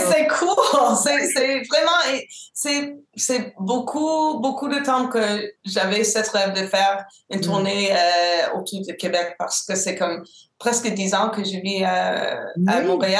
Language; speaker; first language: French; non-native, local second language; English